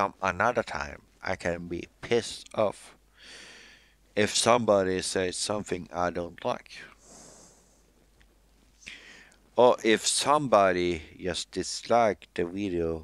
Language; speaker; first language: English; non-native, fluent; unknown